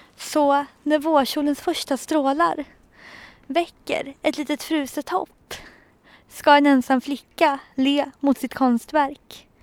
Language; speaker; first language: Swedish; native; Swedish